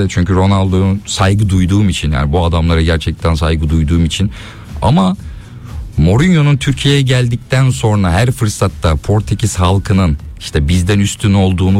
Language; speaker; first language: Turkish; native; Turkish